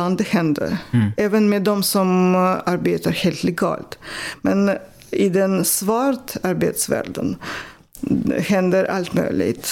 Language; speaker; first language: Swedish; non-native, fluent; Russian